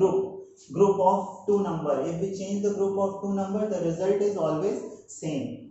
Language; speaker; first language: English; non-native, local second language; Hindi